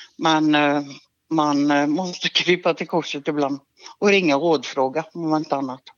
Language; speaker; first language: Swedish; native; Swedish